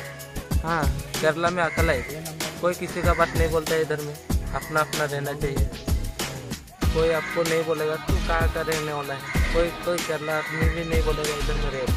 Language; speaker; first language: Hindi; non-native, local second language; Assamese